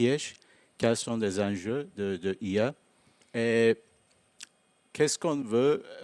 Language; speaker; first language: French; non-native, learner; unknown